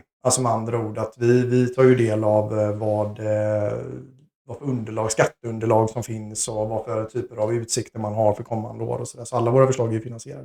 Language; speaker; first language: Swedish; native; Swedish